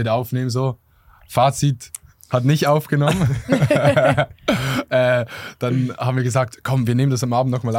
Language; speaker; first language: German; native; German